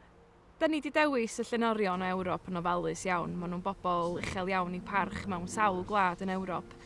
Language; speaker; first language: Welsh; native; Welsh